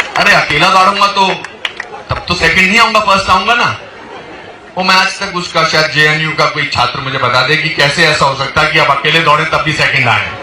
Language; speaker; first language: Hindi; native; Hindi